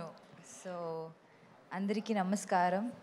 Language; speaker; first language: Telugu; non-native, learner; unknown